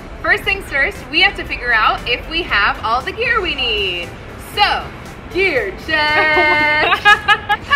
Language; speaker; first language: English; native; English